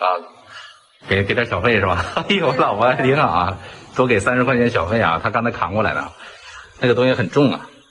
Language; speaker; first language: Chinese; native; Chinese